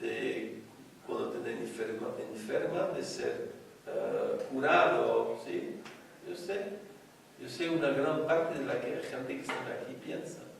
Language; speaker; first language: Spanish; non-native, fluent; French